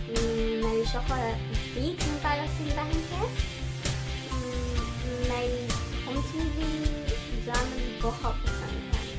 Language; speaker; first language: Hindi; non-native, learner; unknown